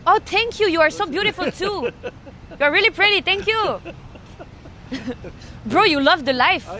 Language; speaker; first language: English; non-native, learner; French